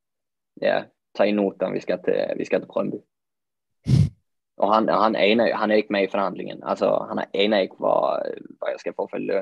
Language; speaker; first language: Swedish; native; Swedish